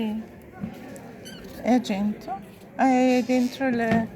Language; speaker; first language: Italian; non-native, learner; English